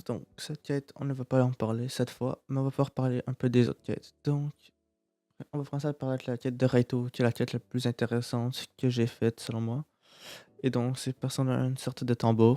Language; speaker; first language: French; native; French